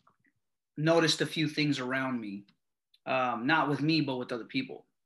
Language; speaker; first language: English; native; English